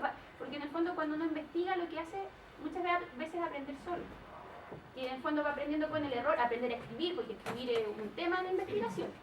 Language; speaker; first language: Spanish; native; Spanish